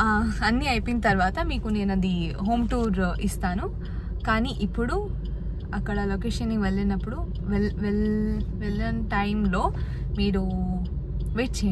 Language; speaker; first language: Telugu; non-native, local second language; Kannada